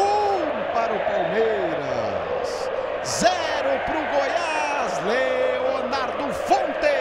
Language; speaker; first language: Portuguese; native; Portuguese